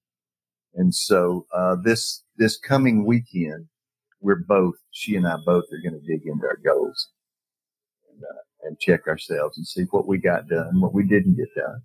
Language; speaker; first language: English; native; English